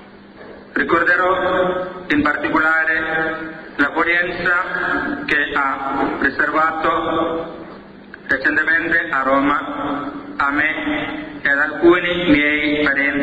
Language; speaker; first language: Italian; non-native, fluent; Malayalam